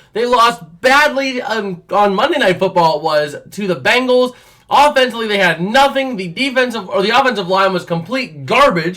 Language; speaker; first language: English; native; English